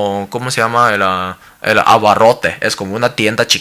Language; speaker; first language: Spanish; non-native, learner; Cantonese